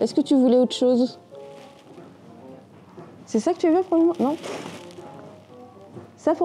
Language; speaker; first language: French; native; French